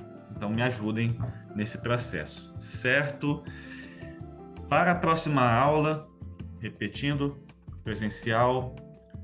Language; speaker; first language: Portuguese; native; Portuguese